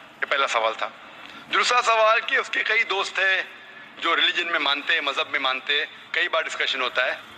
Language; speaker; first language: Hindi; non-native, local second language; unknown